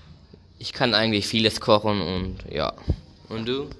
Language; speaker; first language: German; non-native, learner; English